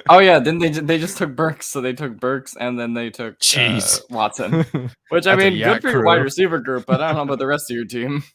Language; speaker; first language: English; native; English